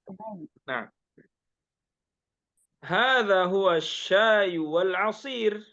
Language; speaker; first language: Arabic; non-native, fluent; Indonesian